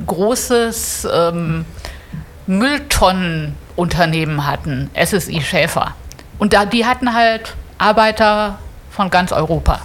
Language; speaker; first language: German; native; German